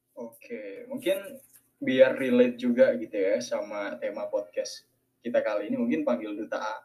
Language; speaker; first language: Indonesian; non-native, local second language; Madurese